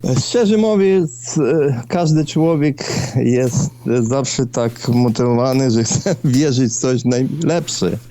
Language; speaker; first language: Polish; non-native, fluent; Ukrainian